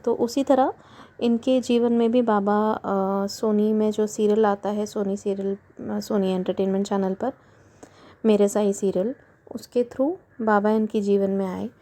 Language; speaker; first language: Hindi; native; Hindi